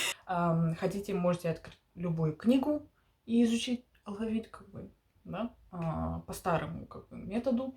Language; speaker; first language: Russian; early bilingual, heritage; Russian